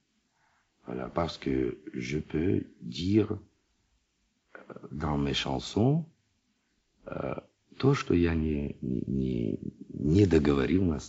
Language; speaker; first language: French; non-native, learner; Russian